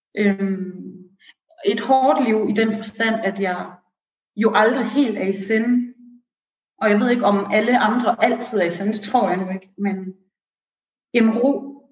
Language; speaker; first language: Danish; early bilingual, other home language; Persian